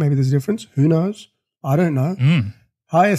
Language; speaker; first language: English; native; English